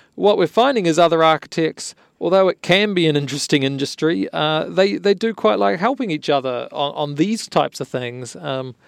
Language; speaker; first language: English; native; English